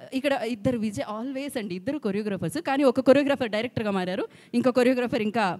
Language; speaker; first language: Telugu; native; Telugu